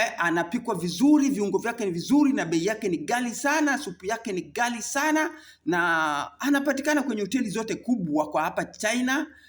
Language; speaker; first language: Swahili; native; Swahili